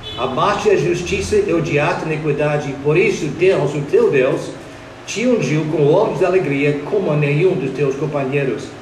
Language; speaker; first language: Portuguese; non-native, fluent; English